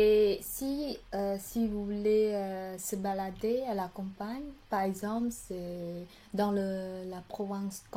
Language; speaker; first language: French; non-native, learner; Khmer